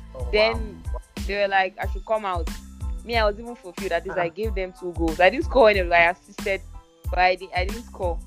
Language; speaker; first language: English; non-native, local second language; Yoruba